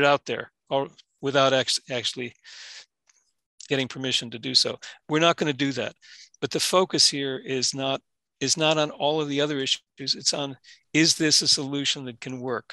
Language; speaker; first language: English; native; English